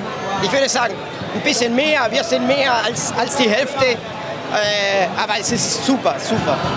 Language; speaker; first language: German; non-native, fluent; Spanish